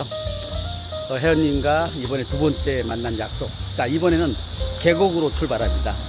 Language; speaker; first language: Korean; native; Korean